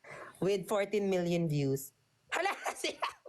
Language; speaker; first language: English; non-native, local second language; Filipino